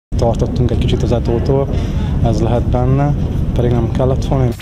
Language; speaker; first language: Hungarian; native; Hungarian